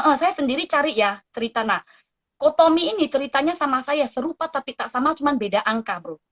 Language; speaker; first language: Indonesian; non-native, local second language; Min Nan Chinese